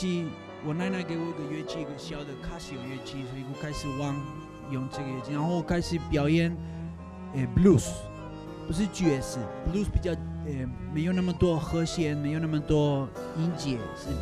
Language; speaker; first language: Chinese; non-native, learner; Spanish